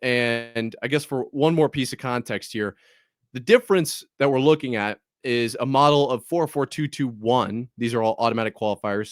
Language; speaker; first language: English; native; English